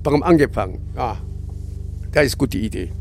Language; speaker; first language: German; non-native, learner; Korean